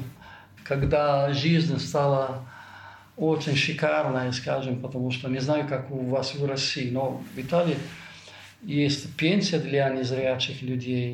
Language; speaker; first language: Russian; non-native, fluent; Italian